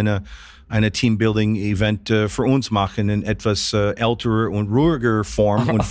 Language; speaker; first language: German; non-native, fluent; English